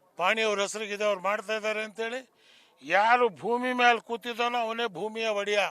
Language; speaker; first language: Kannada; non-native, local second language; Urdu